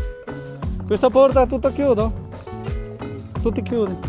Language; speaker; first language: Italian; non-native, learner; Urdu